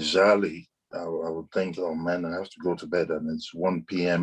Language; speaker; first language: English; non-native, local second language; Yoruba